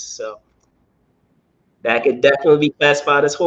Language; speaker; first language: English; native; English